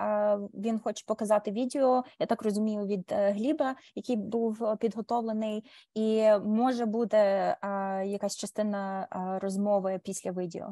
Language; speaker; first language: Ukrainian; early bilingual, heritage; Ukrainian